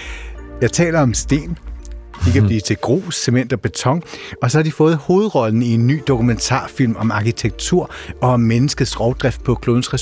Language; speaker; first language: Danish; native; Danish